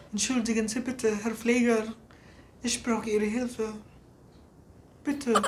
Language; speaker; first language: German; non-native, learner; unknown